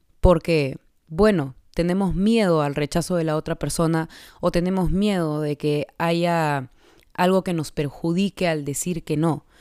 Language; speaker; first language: Spanish; native; Spanish